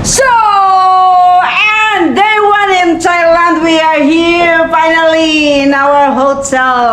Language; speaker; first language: English; non-native, local second language; Filipino